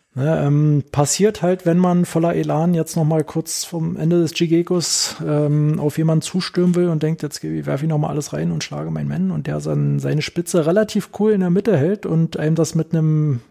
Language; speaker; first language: German; native; German